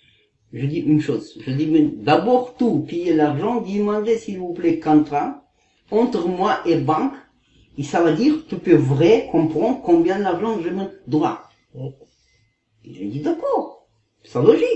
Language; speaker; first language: French; non-native, learner; Kazakh